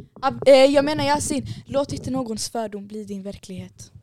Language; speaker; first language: Swedish; early bilingual, other home language; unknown